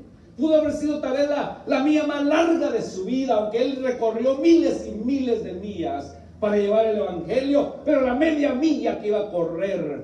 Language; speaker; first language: Spanish; native; Spanish